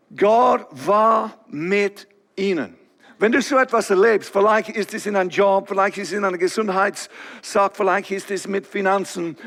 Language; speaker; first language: German; non-native, local second language; English